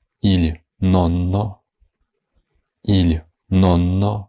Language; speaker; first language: Italian; non-native, fluent; Ukrainian